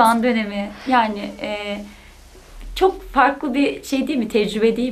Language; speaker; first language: Turkish; native; Turkish